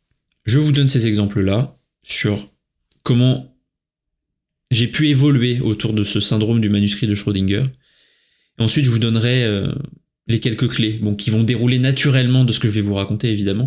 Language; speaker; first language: French; native; French